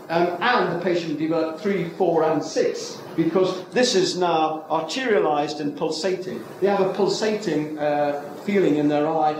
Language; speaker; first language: English; native; English